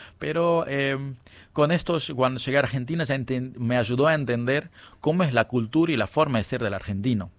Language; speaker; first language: Spanish; non-native, fluent; Kabuverdianu